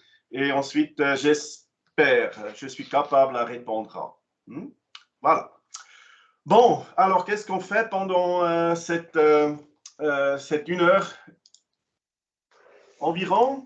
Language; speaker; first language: French; non-native, local second language; German